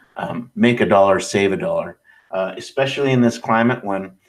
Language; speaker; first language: English; native; English